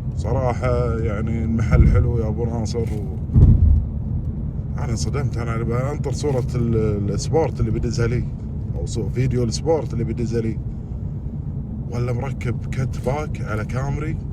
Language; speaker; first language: Arabic; native; Arabic